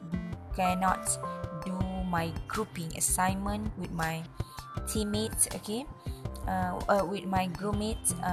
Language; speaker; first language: English; non-native, learner; Malay